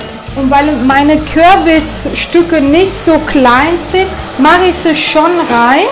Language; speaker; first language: German; non-native, fluent; Italian